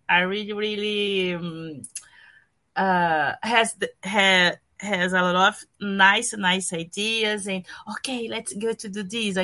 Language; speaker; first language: English; non-native, learner; Portuguese